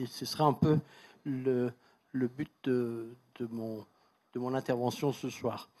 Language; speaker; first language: French; non-native, fluent; Persian